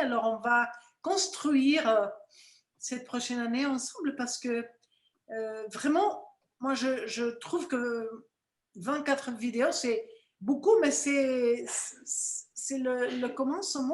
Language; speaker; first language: French; non-native, fluent; Spanish